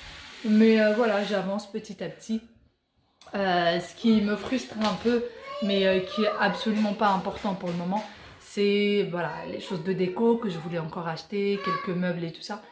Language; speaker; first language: French; native; French